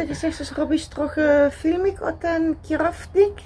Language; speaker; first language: Polish; non-native, learner; Dutch